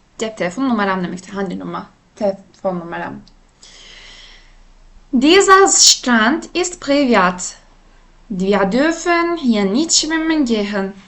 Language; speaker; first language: German; non-native, fluent; Turkish